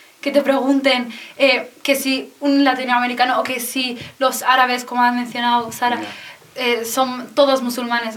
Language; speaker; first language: Spanish; early bilingual, other home language; Arabic